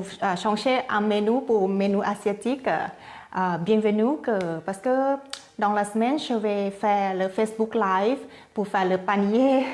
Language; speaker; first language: French; non-native, learner; Thai